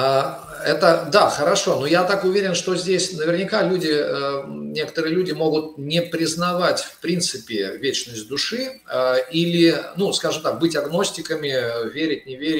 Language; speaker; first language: Russian; native; Russian